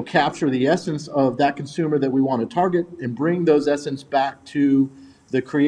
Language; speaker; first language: English; native; English